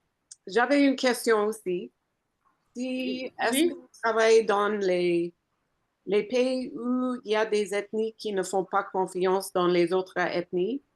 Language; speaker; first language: French; non-native, fluent; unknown